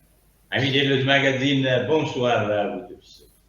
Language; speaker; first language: French; non-native, learner; Italian